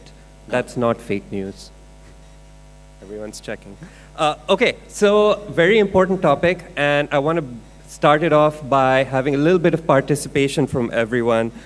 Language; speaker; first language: English; non-native, local second language; Urdu